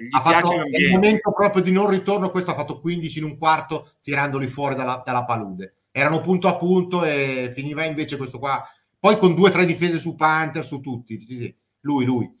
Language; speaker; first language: Italian; native; Italian